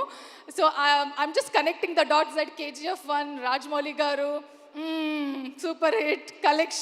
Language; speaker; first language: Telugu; non-native, learner; Kannada